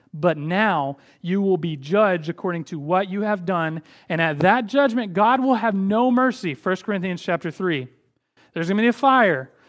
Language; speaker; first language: English; native; English